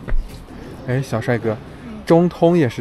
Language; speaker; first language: Chinese; native; Chinese